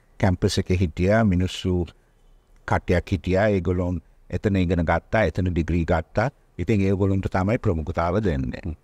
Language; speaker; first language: Sinhala; non-native, local second language; Tamil